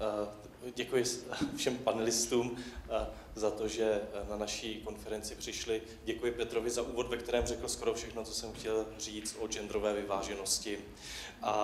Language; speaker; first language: Czech; native; Czech